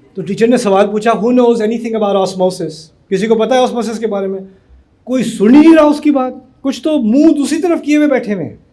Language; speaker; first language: Urdu; native; Urdu